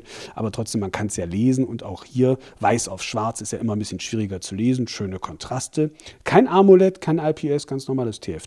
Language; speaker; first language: German; native; German